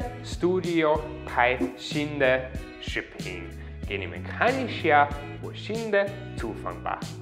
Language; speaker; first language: Chinese; non-native, fluent; German